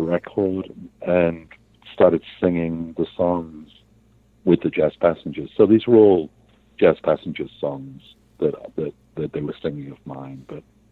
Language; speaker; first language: English; native; English